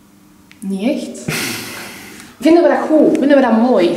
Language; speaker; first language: Dutch; native; Dutch